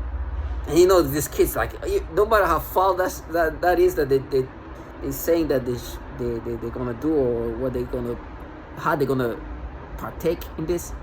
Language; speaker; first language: English; non-native, fluent; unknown